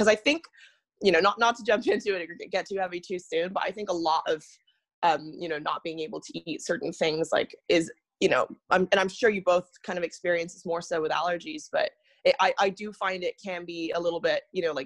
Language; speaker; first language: English; native; English